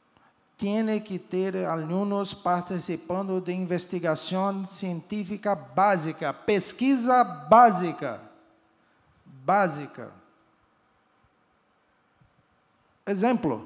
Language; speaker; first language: Spanish; non-native, learner; Portuguese